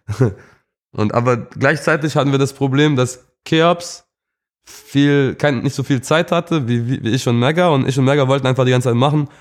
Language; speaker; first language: German; early bilingual, other home language; English